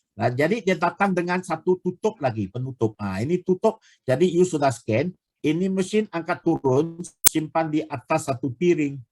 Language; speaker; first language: Malay; non-native, local second language; Chinese